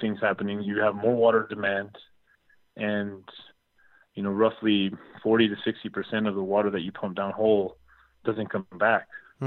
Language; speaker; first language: English; native; English